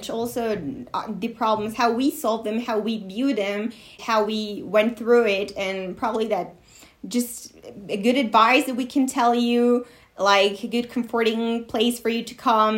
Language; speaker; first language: English; non-native, fluent; Spanish